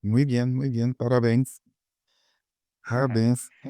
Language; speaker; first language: Spanish; non-native, learner; Portuguese